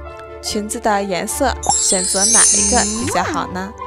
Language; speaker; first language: Chinese; native; Chinese